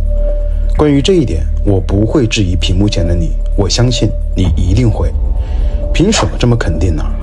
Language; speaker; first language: Chinese; native; Chinese